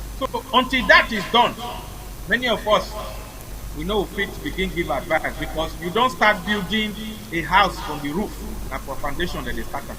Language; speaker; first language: Nigerian Pidgin; non-native, local second language; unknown